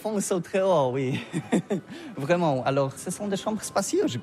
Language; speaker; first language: French; non-native, learner; Polish